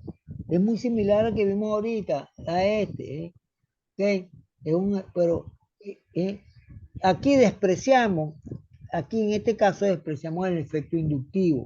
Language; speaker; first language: Spanish; native; Spanish